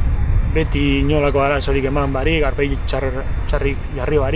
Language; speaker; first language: Basque; native; Basque